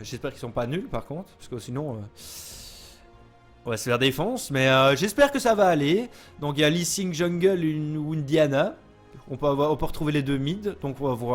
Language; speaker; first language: French; native; French